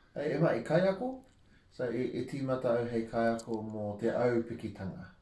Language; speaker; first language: Māori; non-native, local second language; English